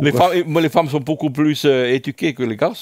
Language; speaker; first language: French; non-native, fluent; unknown